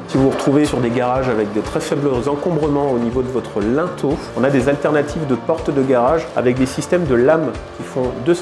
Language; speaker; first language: French; native; French